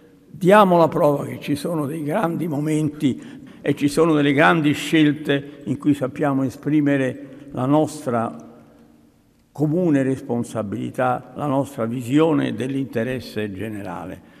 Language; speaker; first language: Italian; native; Italian